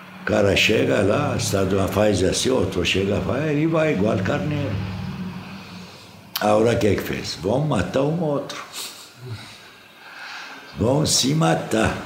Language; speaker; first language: Portuguese; non-native, fluent; Arabic